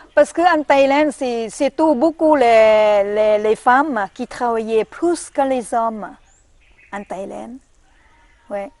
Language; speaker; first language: French; non-native, learner; Thai